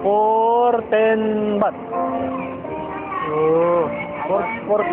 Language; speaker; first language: English; non-native, local second language; Filipino